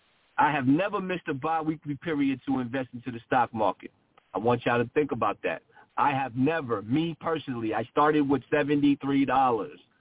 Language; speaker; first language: English; native; English